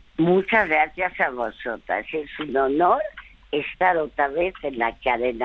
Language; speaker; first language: Spanish; early bilingual, other home language; French